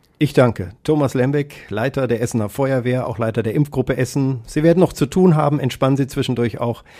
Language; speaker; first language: German; native; German